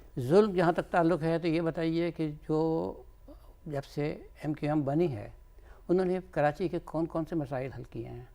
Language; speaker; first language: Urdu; native; Urdu